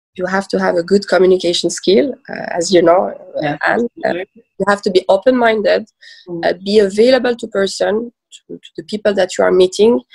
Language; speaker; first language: English; early bilingual, other home language; Persian